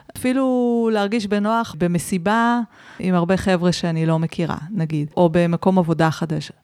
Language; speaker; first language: Hebrew; native; Hebrew